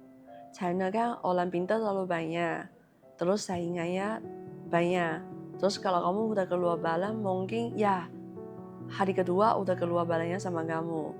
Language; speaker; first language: Indonesian; non-native, learner; Chinese